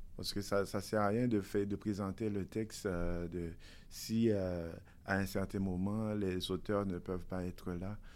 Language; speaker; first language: French; non-native, local second language; Haitian Creole